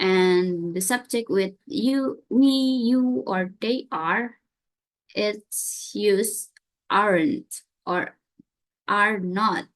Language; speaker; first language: English; non-native, learner; Indonesian